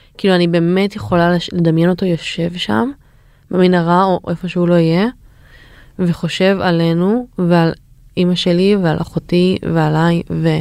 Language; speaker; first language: Hebrew; native; Hebrew